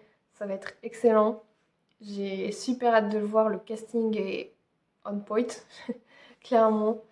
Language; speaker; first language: French; native; French